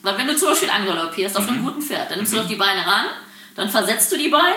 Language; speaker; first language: German; native; German